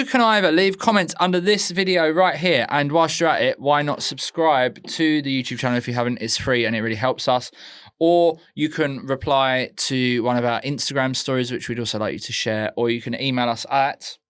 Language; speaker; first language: English; native; English